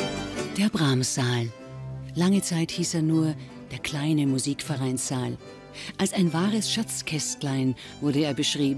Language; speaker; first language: German; native; German